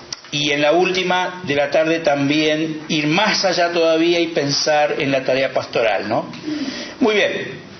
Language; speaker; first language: Spanish; native; Spanish